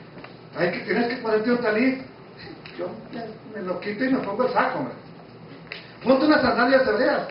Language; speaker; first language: Spanish; native; Spanish